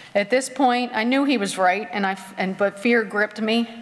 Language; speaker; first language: English; native; English